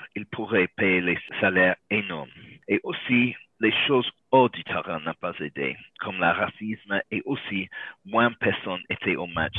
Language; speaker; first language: French; non-native, learner; English